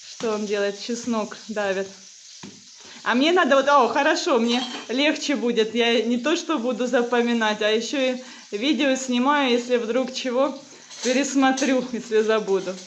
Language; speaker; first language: Russian; native; Russian